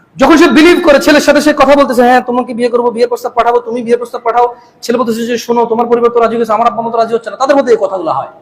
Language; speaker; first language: Bangla; early bilingual, heritage; Bangla